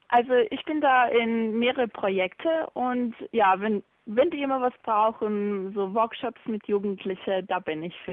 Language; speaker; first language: German; non-native, learner; Bosnian